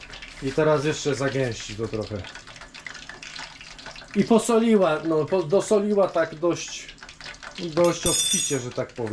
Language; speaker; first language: Polish; native; Polish